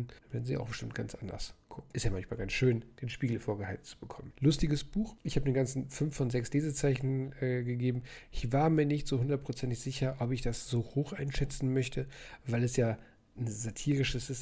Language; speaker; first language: German; native; German